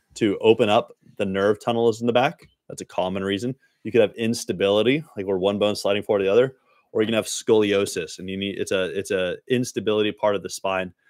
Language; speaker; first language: English; native; English